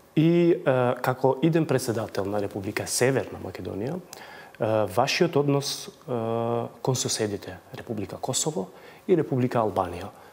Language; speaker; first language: Macedonian; non-native, local second language; Albanian